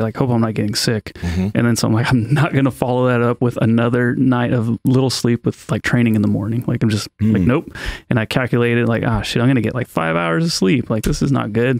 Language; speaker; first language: English; native; English